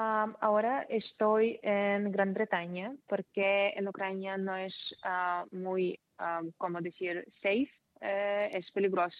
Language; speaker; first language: Spanish; non-native, fluent; Ukrainian